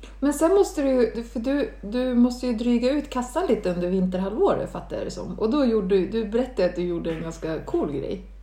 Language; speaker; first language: Swedish; native; Swedish